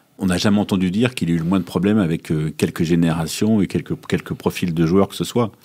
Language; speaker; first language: French; native; French